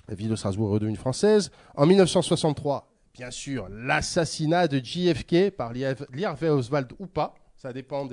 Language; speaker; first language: French; native; French